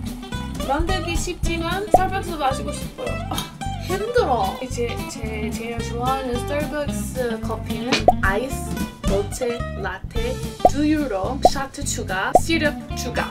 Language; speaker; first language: Korean; non-native, learner; English